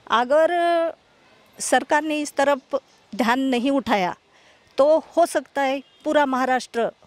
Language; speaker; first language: Hindi; non-native, local second language; Marathi